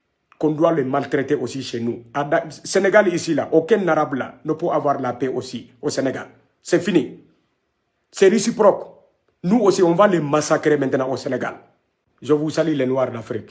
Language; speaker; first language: French; non-native, local second language; Wolof